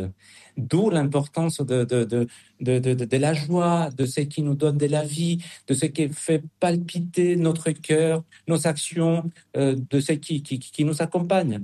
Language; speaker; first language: French; non-native, fluent; Spanish